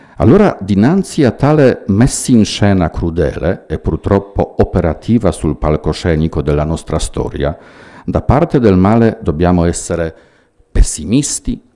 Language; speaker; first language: Italian; non-native, fluent; Polish